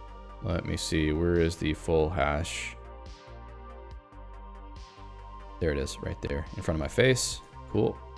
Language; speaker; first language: English; native; English